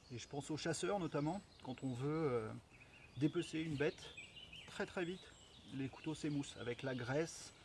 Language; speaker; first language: French; native; French